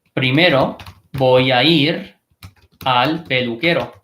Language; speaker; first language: Spanish; non-native, fluent; English